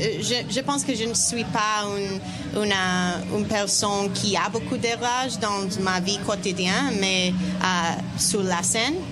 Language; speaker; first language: French; non-native, learner; Spanish